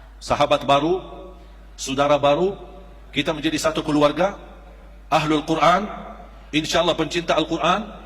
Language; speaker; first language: Indonesian; non-native, fluent; Arabic